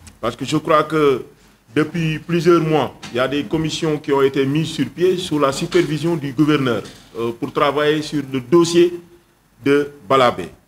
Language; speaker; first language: French; non-native, local second language; Wolof